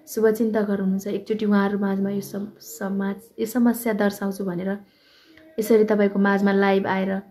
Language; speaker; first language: Nepali; native; Nepali